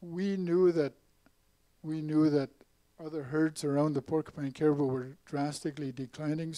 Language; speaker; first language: English; native; English